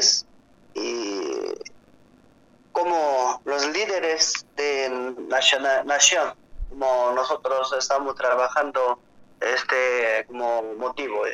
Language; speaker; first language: Spanish; non-native, learner; Korean